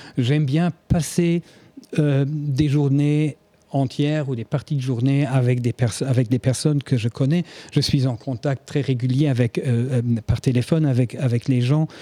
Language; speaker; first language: French; non-native, fluent; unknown